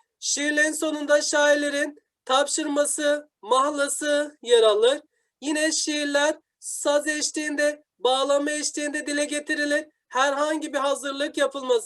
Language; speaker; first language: Turkish; native; Turkish